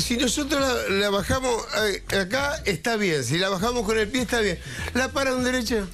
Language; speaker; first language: Spanish; non-native, fluent; Portuguese